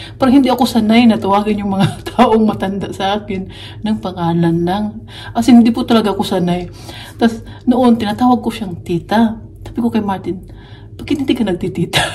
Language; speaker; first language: Filipino; non-native, local second language; Cebuano